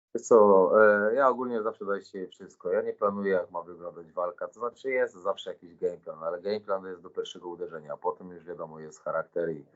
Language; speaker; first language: Polish; native; Polish